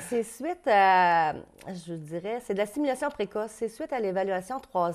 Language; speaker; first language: French; native; French